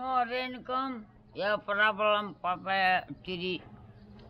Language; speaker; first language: English; non-native, learner; Nepali